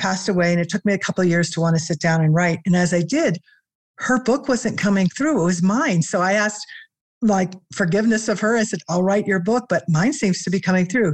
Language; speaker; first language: English; native; English